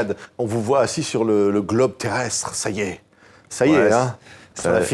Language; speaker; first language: French; native; French